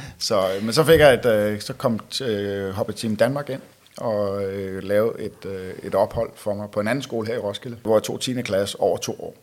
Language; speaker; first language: Danish; native; Danish